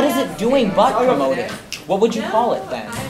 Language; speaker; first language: English; native; English